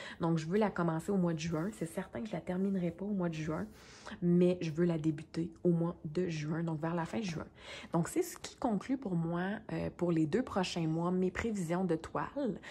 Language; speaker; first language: French; native; French